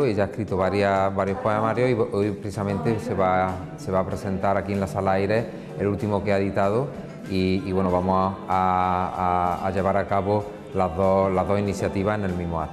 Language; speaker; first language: Spanish; native; Spanish